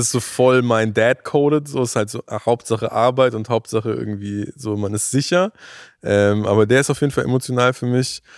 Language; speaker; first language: German; native; German